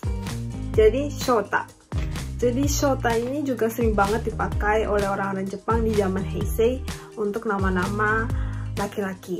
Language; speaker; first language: Indonesian; non-native, fluent; Japanese